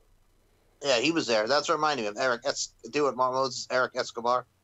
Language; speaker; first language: English; native; English